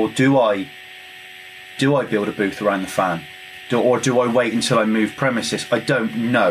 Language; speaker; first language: English; native; English